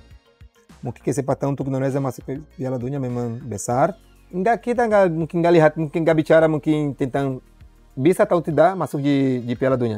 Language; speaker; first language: Indonesian; non-native, fluent; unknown